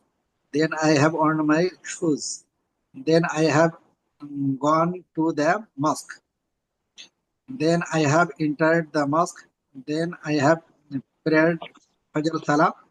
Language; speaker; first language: English; non-native, learner; Bangla